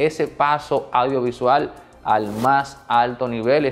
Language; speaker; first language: Spanish; native; Spanish